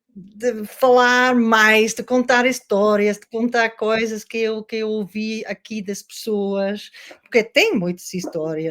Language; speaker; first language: Portuguese; non-native, learner; Dutch